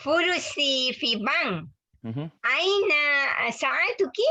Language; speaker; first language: Arabic; non-native, learner; Malay